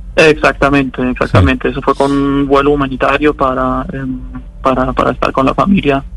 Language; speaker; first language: Spanish; non-native, fluent; German